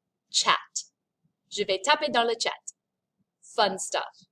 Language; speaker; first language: French; non-native, fluent; English